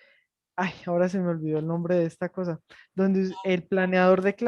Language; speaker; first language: Spanish; native; Spanish